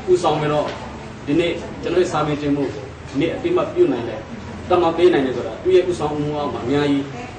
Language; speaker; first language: Burmese; non-native, local second language; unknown